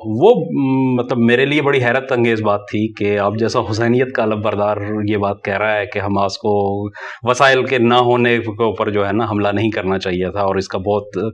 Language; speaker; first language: Urdu; native; Urdu